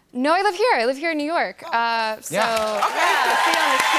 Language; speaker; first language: English; native; English